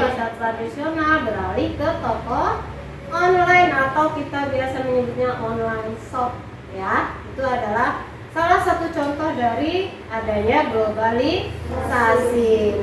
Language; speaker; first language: Indonesian; native; Indonesian